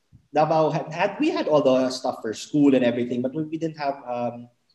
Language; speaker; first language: English; non-native, local second language; Cebuano